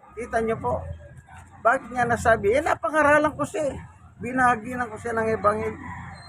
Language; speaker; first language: Filipino; native; Filipino